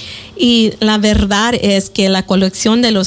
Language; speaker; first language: Spanish; early bilingual, heritage; Spanish